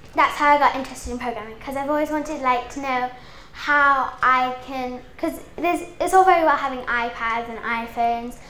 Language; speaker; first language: English; native; English